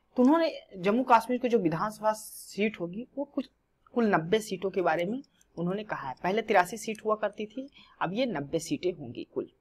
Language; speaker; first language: Hindi; native; Hindi